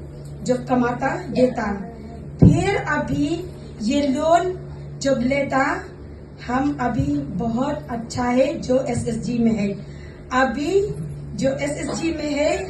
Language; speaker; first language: Hindi; non-native, local second language; Khasi